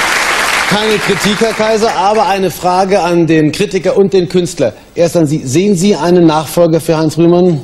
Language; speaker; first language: German; native; German